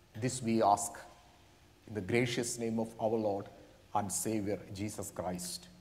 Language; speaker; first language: English; non-native, local second language; Malayalam